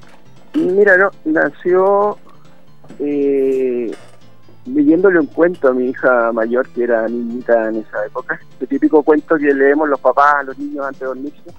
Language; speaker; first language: Spanish; native; Spanish